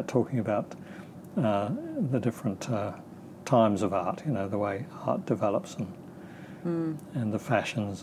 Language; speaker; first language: English; native; English